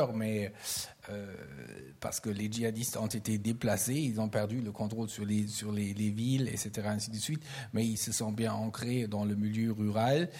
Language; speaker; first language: French; non-native, fluent; German